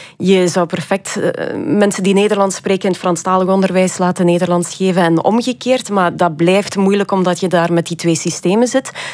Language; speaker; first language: Dutch; native; Dutch